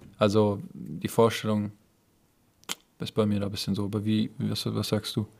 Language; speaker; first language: German; native; German